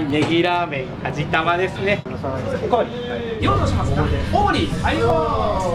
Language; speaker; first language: Japanese; native; Japanese